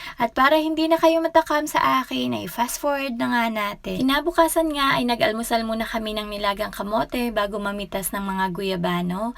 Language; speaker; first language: Filipino; native; Filipino